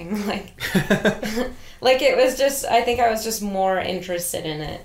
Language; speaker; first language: English; native; English